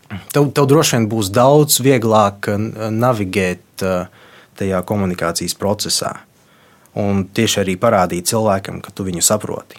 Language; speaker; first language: Latvian; non-native, local second language; Russian